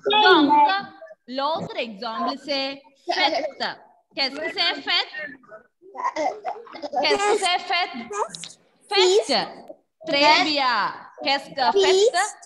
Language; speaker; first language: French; non-native, fluent; Malayalam